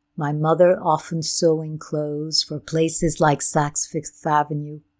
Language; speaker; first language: English; non-native, fluent; Ukrainian